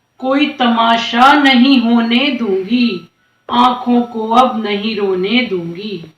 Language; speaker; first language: Hindi; native; Hindi